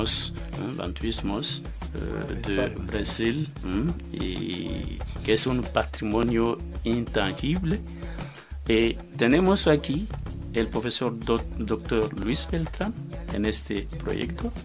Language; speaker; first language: Spanish; non-native, fluent; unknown